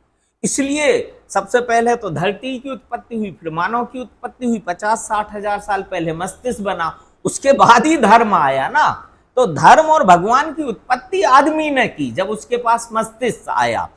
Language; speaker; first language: Hindi; native; Hindi